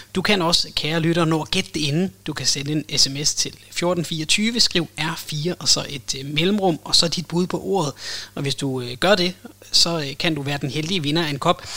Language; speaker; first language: Danish; native; Danish